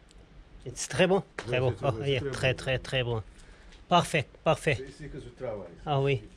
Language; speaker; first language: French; non-native, learner; Portuguese